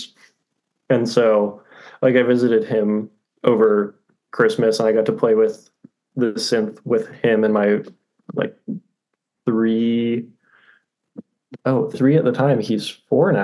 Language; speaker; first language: English; native; English